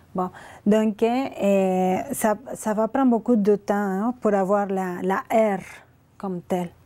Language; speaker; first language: French; non-native, fluent; Spanish